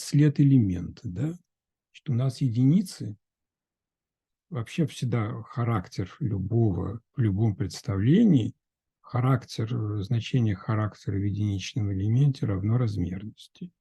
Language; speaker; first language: Russian; native; Russian